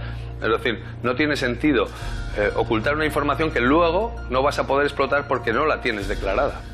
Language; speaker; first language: Spanish; native; Spanish